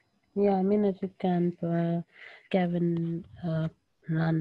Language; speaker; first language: Finnish; non-native, learner; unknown